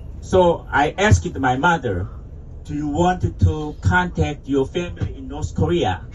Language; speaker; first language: English; non-native, fluent; Korean